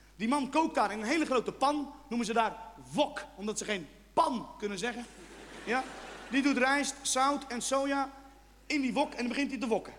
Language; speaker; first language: Dutch; non-native, fluent; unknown